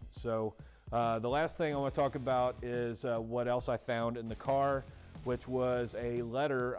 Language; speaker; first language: English; native; English